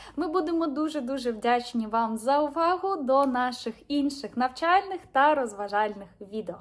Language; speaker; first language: Ukrainian; native; Ukrainian